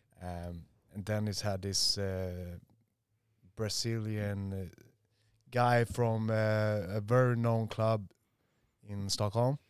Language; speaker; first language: English; non-native, fluent; Swedish